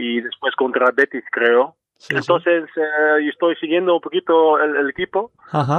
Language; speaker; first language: Spanish; non-native, fluent; Dutch